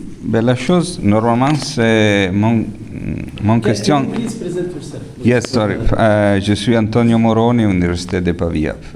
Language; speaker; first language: French; non-native, fluent; Italian